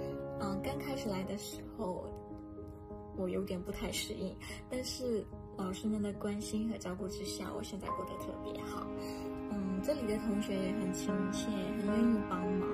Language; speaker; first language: Chinese; non-native, fluent; Burmese